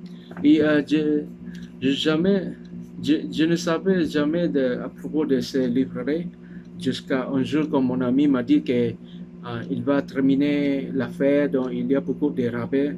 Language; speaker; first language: French; non-native, learner; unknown